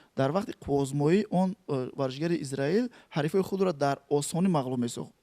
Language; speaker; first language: Tajik; native; Tajik